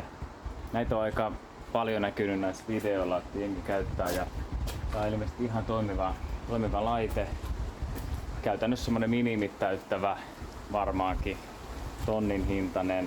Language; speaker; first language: Finnish; native; Finnish